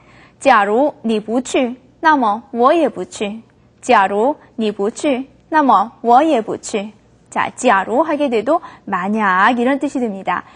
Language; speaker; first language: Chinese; non-native, fluent; Korean